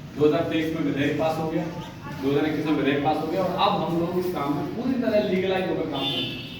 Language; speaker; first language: Hindi; native; Hindi